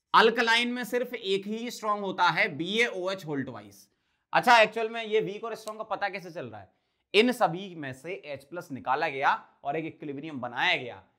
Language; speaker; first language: Hindi; native; Hindi